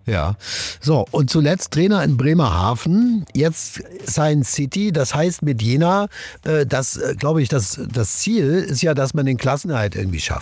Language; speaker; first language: German; native; German